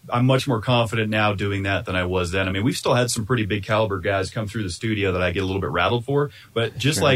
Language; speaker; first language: English; native; English